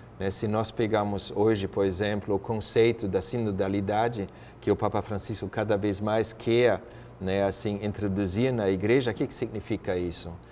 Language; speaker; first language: Portuguese; non-native, fluent; German